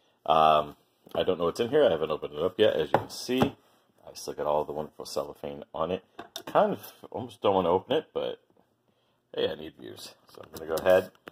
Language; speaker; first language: English; native; English